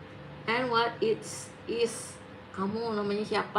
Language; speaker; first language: English; non-native, learner; Indonesian